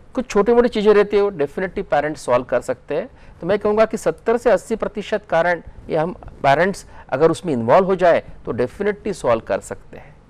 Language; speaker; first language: Hindi; non-native, local second language; Marathi